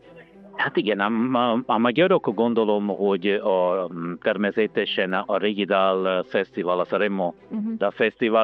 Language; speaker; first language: Hungarian; non-native, fluent; Italian